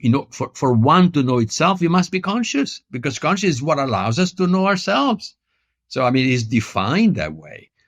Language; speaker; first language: English; non-native, fluent; Italian